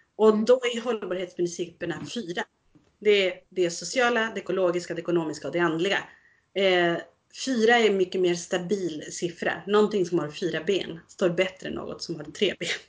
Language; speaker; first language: Swedish; early bilingual, other home language; Spanish